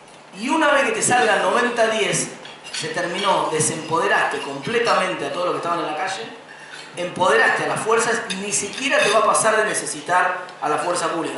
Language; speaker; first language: Spanish; native; Spanish